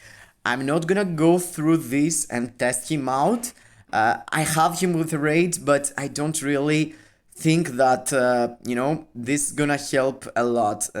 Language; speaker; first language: English; non-native, fluent; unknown